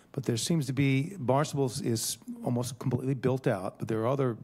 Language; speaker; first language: English; native; English